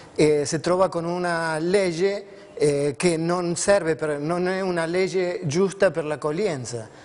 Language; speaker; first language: Italian; non-native, fluent; Spanish